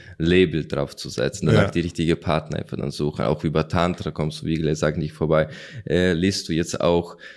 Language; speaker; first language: German; non-native, fluent; Ukrainian